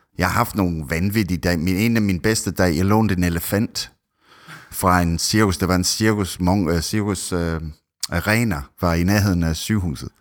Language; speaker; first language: Danish; non-native, fluent; English